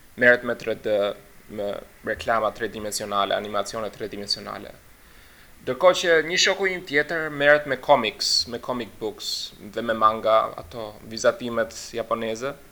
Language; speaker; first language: Albanian; early bilingual, heritage; Albanian